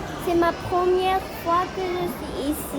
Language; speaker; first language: French; early bilingual, heritage; French